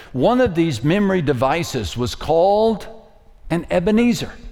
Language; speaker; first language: English; native; English